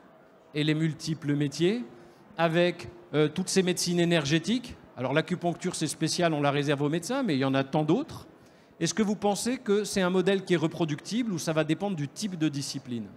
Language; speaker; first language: French; native; French